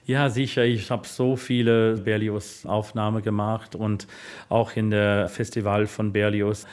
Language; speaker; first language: German; non-native, fluent; English